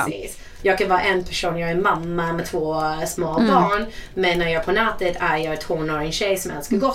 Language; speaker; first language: Swedish; non-native, fluent; English